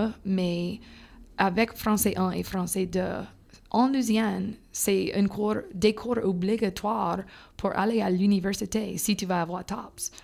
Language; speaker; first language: French; non-native, fluent; English